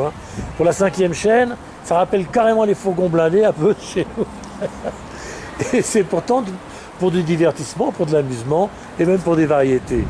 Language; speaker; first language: French; native; French